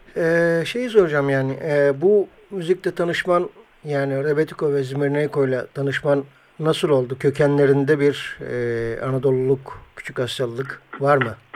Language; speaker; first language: Turkish; native; Turkish